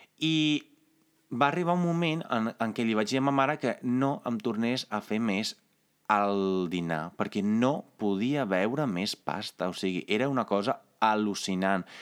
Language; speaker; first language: Catalan; non-native, fluent; Italian